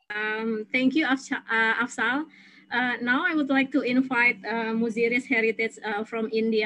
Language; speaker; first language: English; non-native, fluent; Indonesian